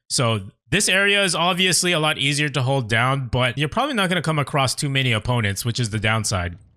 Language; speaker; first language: English; native; English